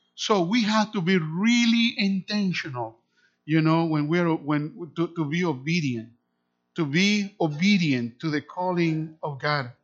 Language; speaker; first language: English; non-native, fluent; Spanish